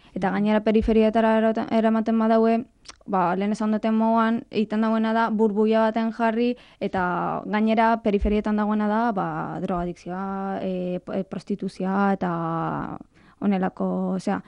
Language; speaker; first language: Basque; non-native, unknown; Arabic